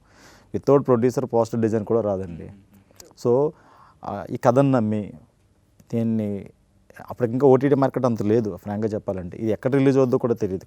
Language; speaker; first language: Telugu; native; Telugu